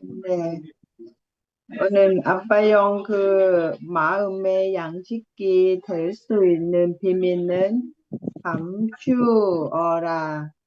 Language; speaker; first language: Korean; non-native, learner; Japanese